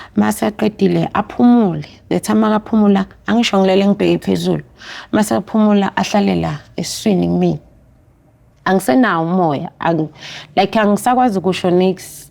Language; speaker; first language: Zulu; native; Zulu